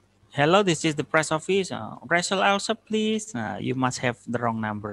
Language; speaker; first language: English; non-native, fluent; Indonesian